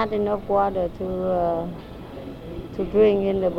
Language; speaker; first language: English; non-native, learner; Vietnamese